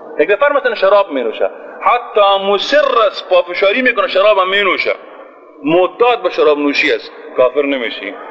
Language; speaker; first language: Persian; native; Persian